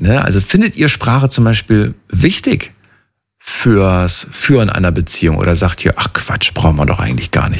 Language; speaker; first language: German; native; German